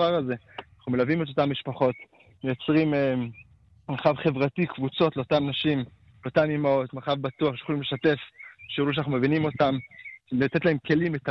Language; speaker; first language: Hebrew; native; Hebrew